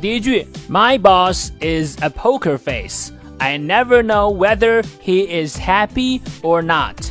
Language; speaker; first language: English; non-native, fluent; Chinese